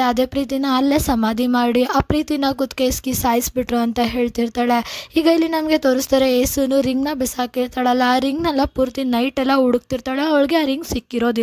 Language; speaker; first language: Kannada; native; Kannada